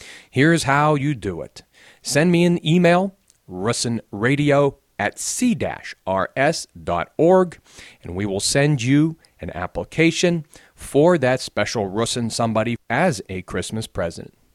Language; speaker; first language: English; native; English